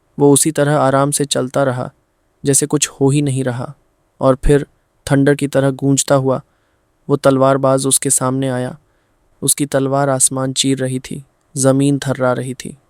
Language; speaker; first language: Hindi; non-native, fluent; Bangla